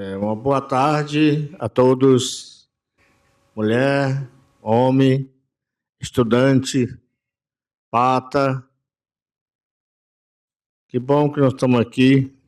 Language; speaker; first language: Portuguese; non-native, local second language; Yanomámi